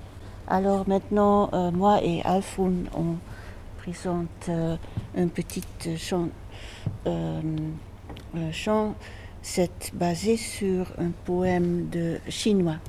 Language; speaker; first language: French; non-native, fluent; Dutch